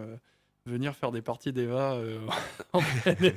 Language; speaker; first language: French; native; French